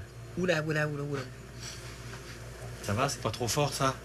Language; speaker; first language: French; native; French